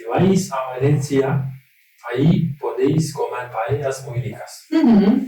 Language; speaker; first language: Spanish; non-native, learner; Turkish